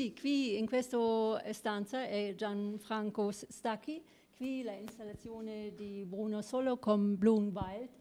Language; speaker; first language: Italian; non-native, learner; German